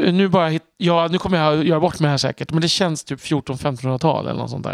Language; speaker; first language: Swedish; native; Swedish